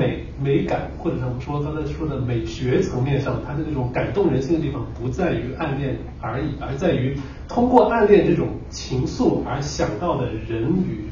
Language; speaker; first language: Chinese; native; Chinese